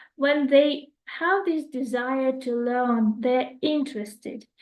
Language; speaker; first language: English; non-native, fluent; Ukrainian